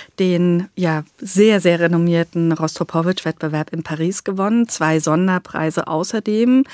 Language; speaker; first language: German; native; German